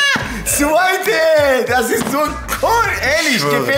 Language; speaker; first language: German; non-native, learner; Persian